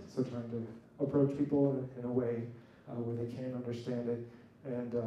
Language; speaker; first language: English; native; English